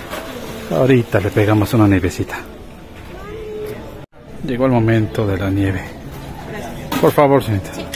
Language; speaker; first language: Spanish; native; Spanish